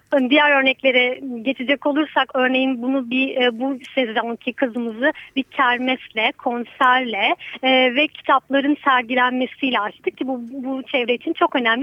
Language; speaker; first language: Turkish; native; Turkish